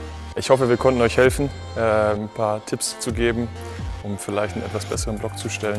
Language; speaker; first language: German; native; German